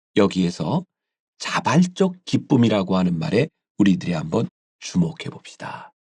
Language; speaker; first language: Korean; native; Korean